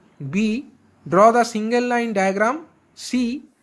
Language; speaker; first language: English; non-native, local second language; Bangla